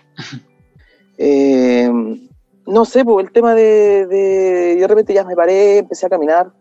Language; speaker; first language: Spanish; native; Spanish